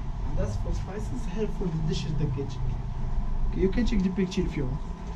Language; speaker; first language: English; non-native, learner; Berber languages